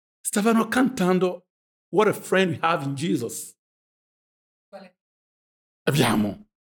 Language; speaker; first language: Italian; non-native, fluent; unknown